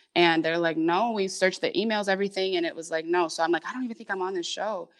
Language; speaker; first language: English; native; English